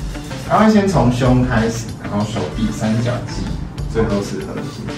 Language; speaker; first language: Chinese; native; Chinese